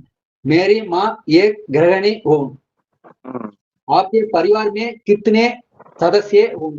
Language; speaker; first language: Hindi; non-native, learner; Tamil